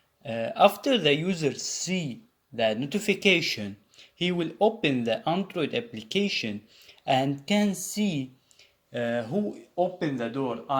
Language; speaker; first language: English; non-native, learner; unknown